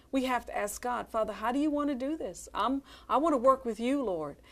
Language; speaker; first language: English; native; English